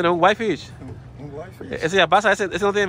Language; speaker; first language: Spanish; native; Spanish